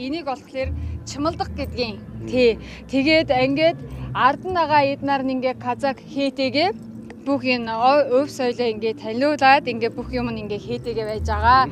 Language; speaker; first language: Mongolian; non-native, local second language; Kazakh